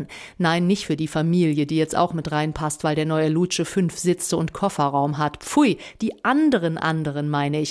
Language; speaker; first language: German; native; German